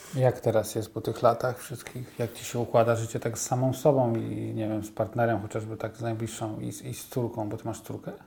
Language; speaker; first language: Polish; native; Polish